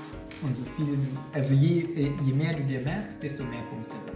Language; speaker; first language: German; non-native, fluent; Indonesian